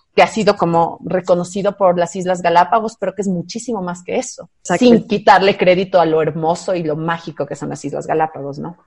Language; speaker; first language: Spanish; native; Spanish